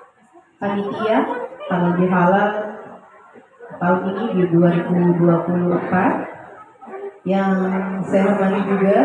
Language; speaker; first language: Indonesian; native; Indonesian